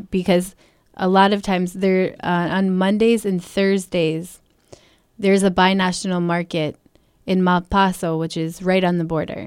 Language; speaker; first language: English; native; English